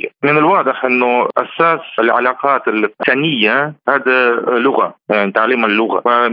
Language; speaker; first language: Arabic; non-native, fluent; Russian